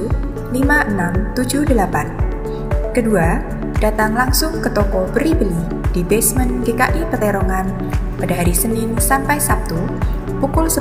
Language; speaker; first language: Indonesian; native; Indonesian